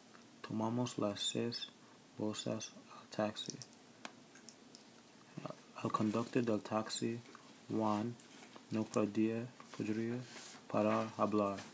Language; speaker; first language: Spanish; non-native, learner; English